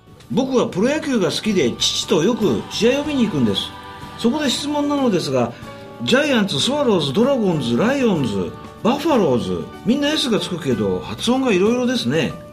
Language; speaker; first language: Japanese; native; Japanese